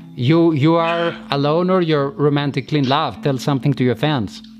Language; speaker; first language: English; non-native, fluent; Greek